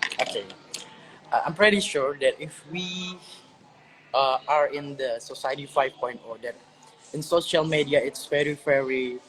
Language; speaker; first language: English; non-native, learner; Indonesian